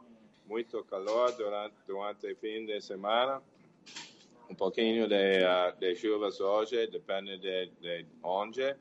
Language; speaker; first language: Portuguese; non-native, fluent; English